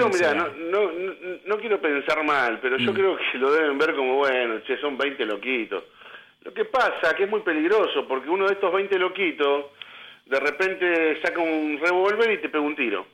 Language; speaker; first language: Spanish; native; Spanish